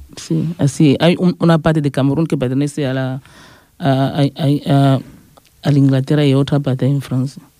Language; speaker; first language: Spanish; non-native, fluent; French